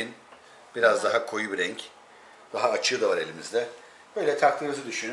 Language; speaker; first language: Turkish; native; Turkish